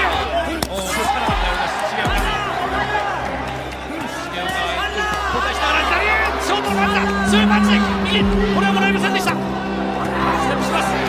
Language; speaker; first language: Japanese; native; Japanese